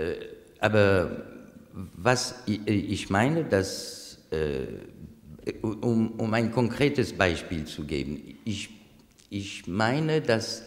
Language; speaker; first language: German; non-native, fluent; French